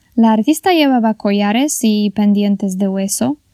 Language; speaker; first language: Spanish; non-native, fluent; Polish